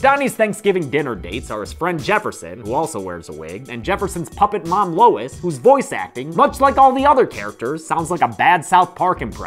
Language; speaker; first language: English; native; English